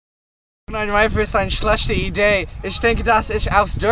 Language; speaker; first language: German; non-native, learner; English